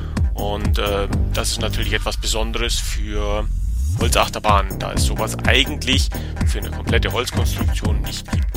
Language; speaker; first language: German; native; German